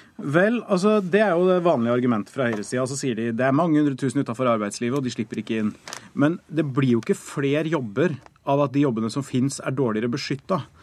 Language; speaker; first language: Norwegian; native; Norwegian